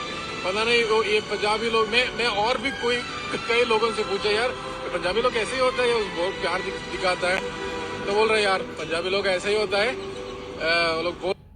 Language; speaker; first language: Hindi; non-native, local second language; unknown